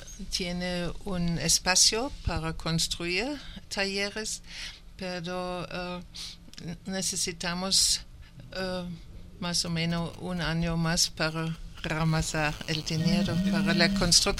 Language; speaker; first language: Spanish; non-native, learner; German